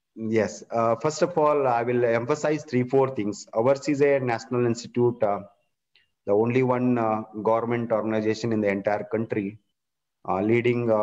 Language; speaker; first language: English; non-native, local second language; Kannada